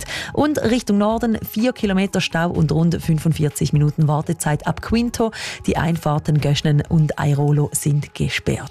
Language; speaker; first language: German; native; German